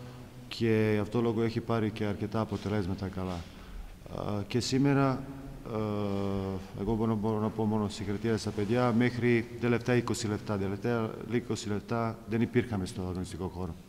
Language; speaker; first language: Greek; non-native, fluent; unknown